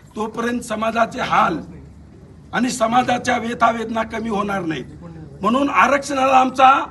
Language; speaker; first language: Marathi; non-native, local second language; Lambadi